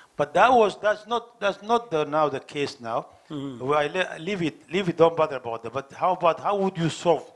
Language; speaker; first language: English; non-native, learner; Somali